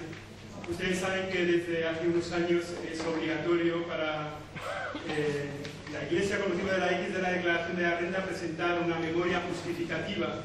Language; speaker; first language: Spanish; native; Spanish